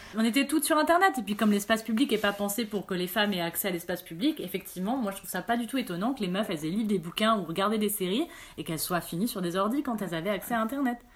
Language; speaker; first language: French; early bilingual, other home language; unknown